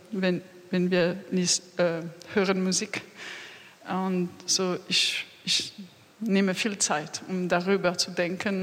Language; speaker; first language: German; non-native, learner; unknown